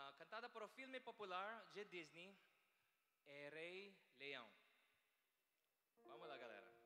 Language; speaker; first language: Portuguese; non-native, learner; Filipino